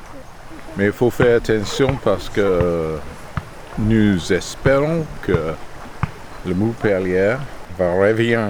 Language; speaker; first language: French; non-native, learner; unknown